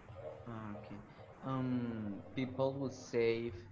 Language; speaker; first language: English; non-native, learner; Spanish